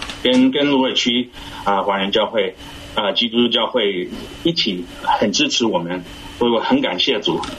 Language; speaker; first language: Chinese; early bilingual, heritage; English